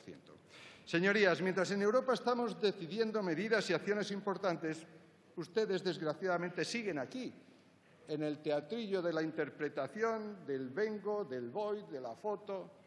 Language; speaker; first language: Spanish; native; Spanish